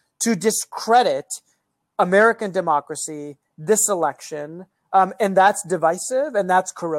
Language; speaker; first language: English; native; English